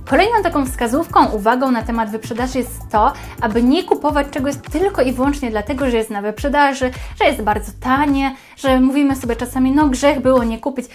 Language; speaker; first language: Polish; native; Polish